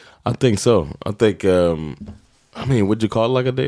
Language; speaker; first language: English; native; English